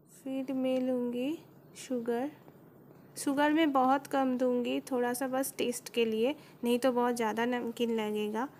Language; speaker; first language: Hindi; non-native, local second language; Bangla